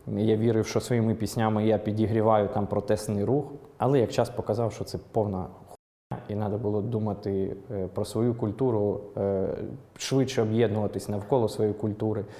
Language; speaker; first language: Ukrainian; non-native, local second language; Russian